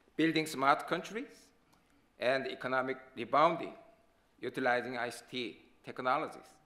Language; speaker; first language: English; non-native, learner; Korean